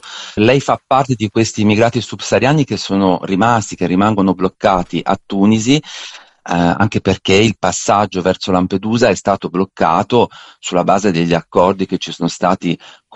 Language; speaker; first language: Italian; native; Italian